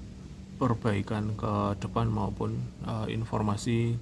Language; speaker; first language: Indonesian; native; Indonesian